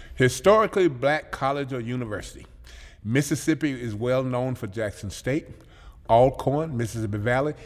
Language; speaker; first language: English; native; English